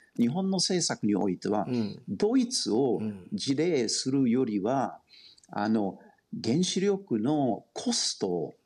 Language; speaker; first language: Japanese; non-native, fluent; German